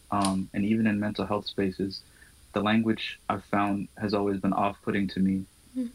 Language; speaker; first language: English; early bilingual, other home language; Somali